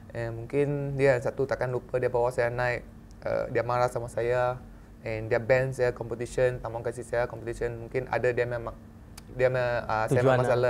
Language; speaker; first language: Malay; non-native, local second language; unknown